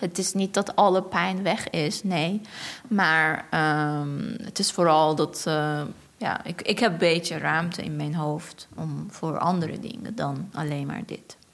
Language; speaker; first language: Dutch; non-native, fluent; Persian